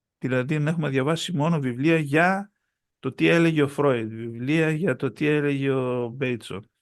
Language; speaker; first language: Greek; early bilingual, heritage; Greek